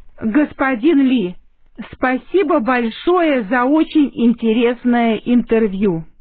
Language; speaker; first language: Russian; non-native, fluent; Chinese